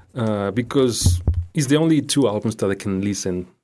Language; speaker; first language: English; non-native, fluent; Spanish